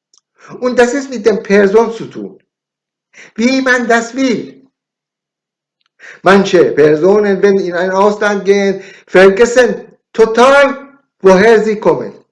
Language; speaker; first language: German; non-native, learner; Persian